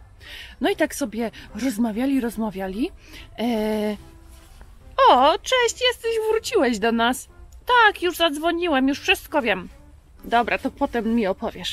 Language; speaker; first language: Polish; native; Polish